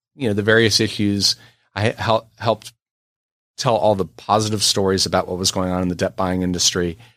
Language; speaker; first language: English; native; English